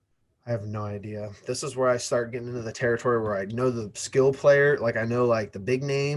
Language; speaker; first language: English; native; English